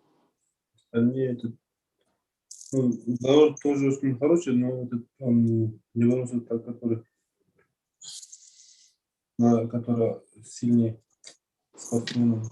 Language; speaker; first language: Russian; non-native, learner; Kazakh